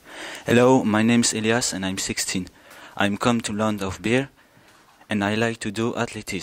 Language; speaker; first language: English; non-native, learner; French